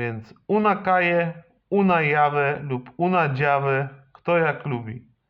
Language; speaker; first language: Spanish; non-native, fluent; Polish